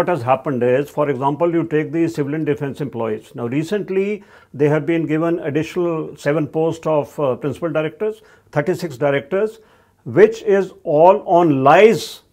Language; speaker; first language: English; non-native, local second language; Hindi